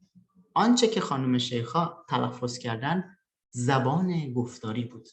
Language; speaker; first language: Persian; early bilingual, other home language; Indonesian